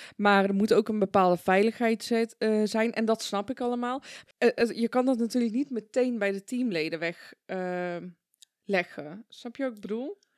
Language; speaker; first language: Dutch; early bilingual, other home language; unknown